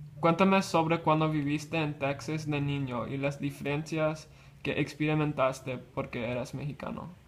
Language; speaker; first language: Spanish; early bilingual, heritage; Spanish